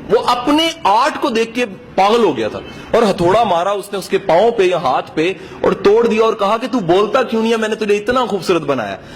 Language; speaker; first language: Urdu; non-native, local second language; Punjabi